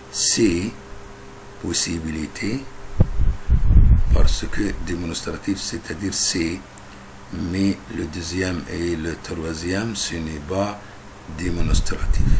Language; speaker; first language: French; non-native, fluent; Arabic